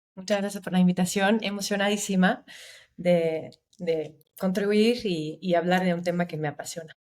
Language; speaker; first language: Spanish; non-native, fluent; German